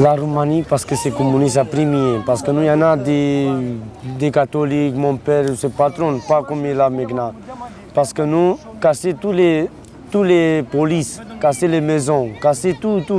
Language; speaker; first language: French; non-native, learner; Romanian